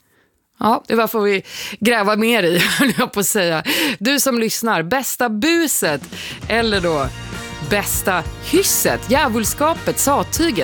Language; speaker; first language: Swedish; native; Swedish